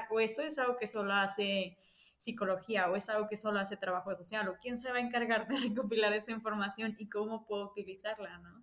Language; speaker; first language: Spanish; native; Spanish